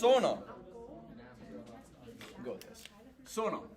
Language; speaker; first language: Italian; non-native, fluent; English